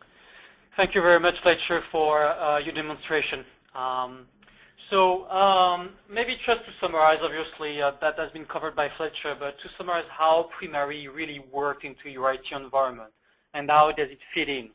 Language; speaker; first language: English; non-native, fluent; French